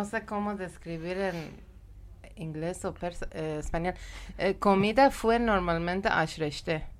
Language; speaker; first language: Spanish; non-native, learner; Persian